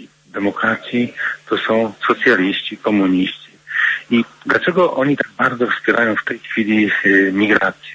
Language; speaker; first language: Polish; native; Polish